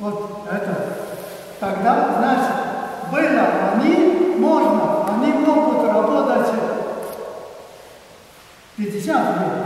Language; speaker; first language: Russian; non-native, learner; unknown